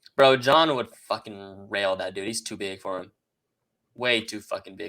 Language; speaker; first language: English; native; English